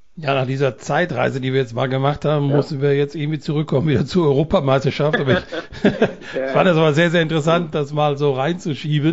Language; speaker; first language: German; native; German